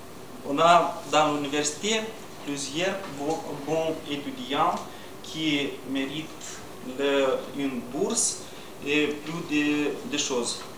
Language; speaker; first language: French; non-native, learner; Romanian